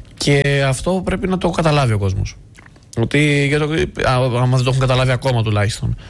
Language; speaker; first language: Greek; native; Greek